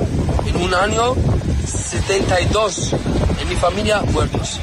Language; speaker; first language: Spanish; non-native, learner; Arabic